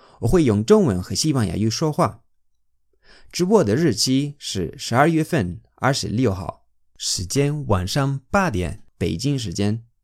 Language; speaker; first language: Chinese; non-native, fluent; Spanish